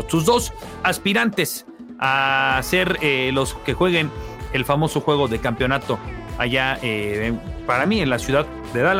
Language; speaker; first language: Spanish; native; Spanish